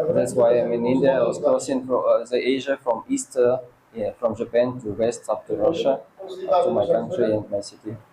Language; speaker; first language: English; non-native, learner; Russian